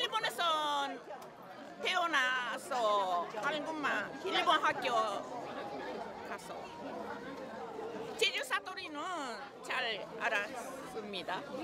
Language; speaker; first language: Korean; early bilingual, heritage; Korean